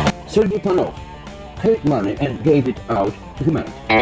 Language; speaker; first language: English; non-native, fluent; Polish